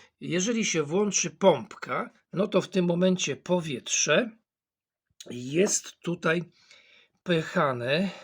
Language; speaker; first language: Polish; native; Polish